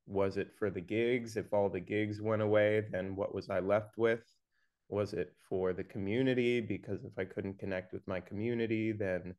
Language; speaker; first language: English; native; English